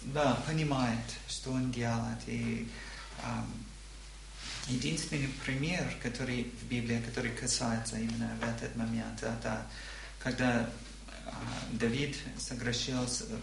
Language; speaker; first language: Russian; non-native, learner; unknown